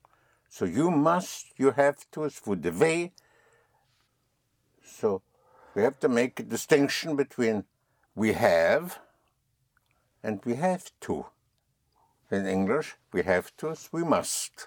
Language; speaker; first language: English; non-native, fluent; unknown